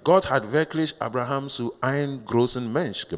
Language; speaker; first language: German; non-native, learner; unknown